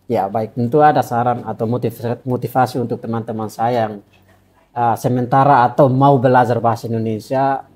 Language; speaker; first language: Indonesian; non-native, fluent; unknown